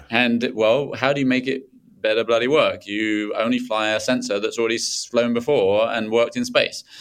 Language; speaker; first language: English; native; English